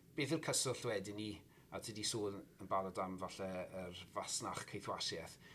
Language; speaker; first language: Welsh; native; Welsh